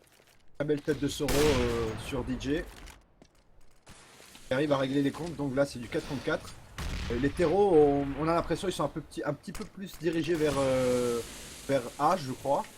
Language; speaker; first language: French; native; French